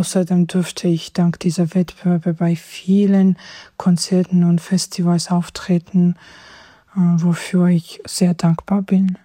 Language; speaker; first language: German; non-native, fluent; Georgian